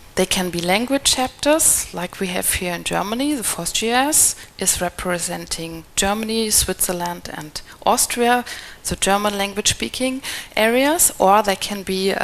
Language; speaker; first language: English; non-native, fluent; German